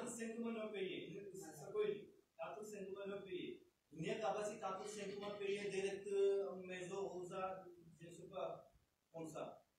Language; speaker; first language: French; non-native, learner; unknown